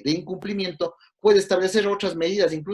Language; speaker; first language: Spanish; native; Spanish